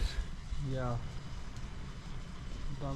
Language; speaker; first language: English; non-native, local second language; Hindi